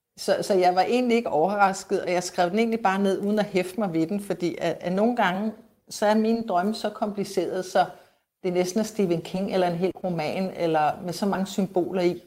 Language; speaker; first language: Danish; native; Danish